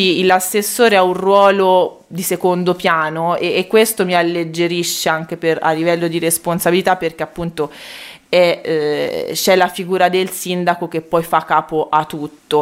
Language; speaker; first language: Italian; native; Italian